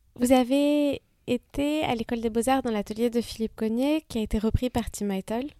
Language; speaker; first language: French; non-native, fluent; Hebrew